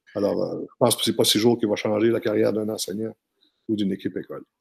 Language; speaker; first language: French; native; French